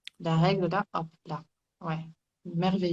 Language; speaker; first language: French; native; French